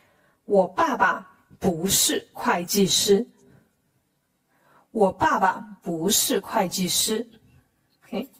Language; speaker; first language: Chinese; non-native, fluent; Khmer